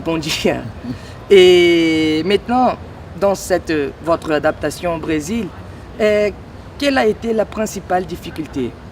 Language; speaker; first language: French; non-native, learner; Portuguese